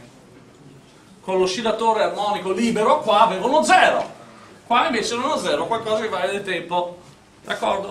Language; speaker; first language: Italian; native; Italian